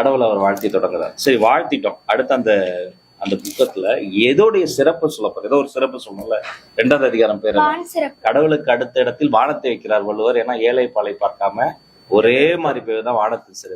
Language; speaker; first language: Tamil; native; Tamil